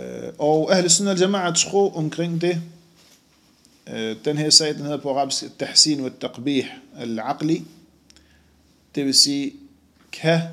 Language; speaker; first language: Danish; non-native, fluent; Arabic